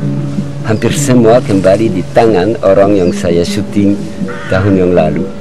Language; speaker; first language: Indonesian; non-native, learner; French